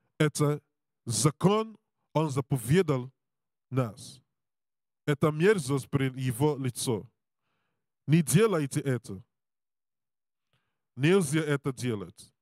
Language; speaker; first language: Russian; non-native, learner; Serbian